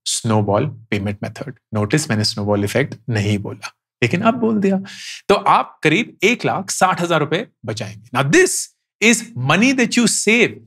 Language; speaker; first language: Hindi; native; Hindi